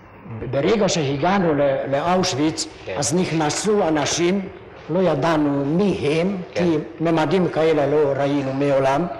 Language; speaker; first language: Hebrew; non-native, fluent; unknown